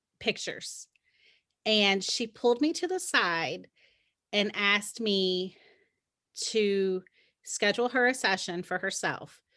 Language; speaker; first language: English; native; English